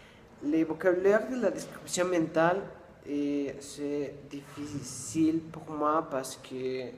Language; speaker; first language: French; non-native, learner; Spanish